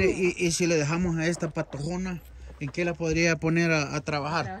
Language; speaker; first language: Spanish; native; Spanish